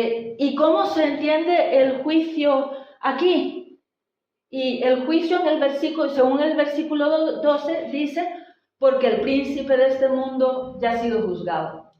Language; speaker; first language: Spanish; native; Spanish